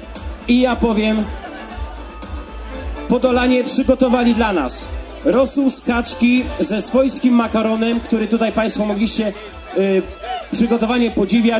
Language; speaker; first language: Polish; native; Polish